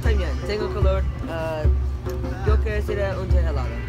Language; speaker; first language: Spanish; non-native, learner; English